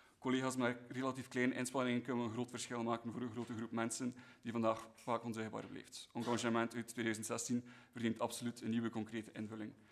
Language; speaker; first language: Dutch; native; Dutch